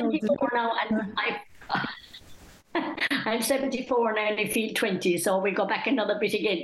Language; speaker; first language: English; native; English